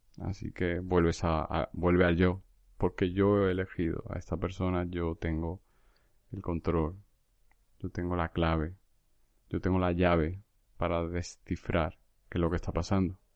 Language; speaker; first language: Spanish; native; Spanish